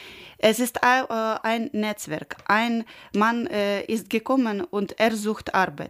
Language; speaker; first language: German; non-native, learner; Ukrainian